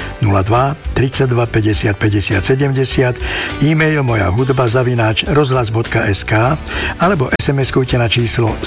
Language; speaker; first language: Slovak; native; Slovak